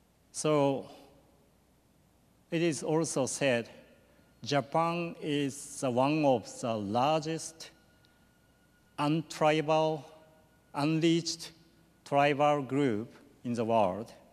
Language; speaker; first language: English; non-native, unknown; Japanese